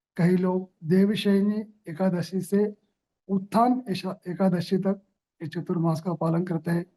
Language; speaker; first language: Hindi; non-native, local second language; Marathi